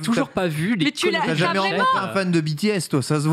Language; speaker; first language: French; native; French